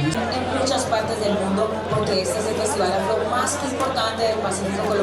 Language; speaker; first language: Spanish; native; Spanish